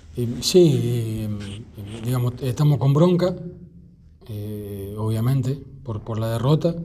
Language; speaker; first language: Spanish; native; Spanish